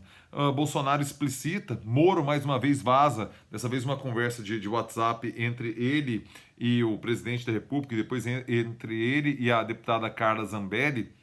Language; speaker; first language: Portuguese; native; Portuguese